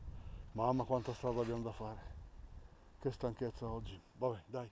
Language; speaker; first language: Italian; native; Italian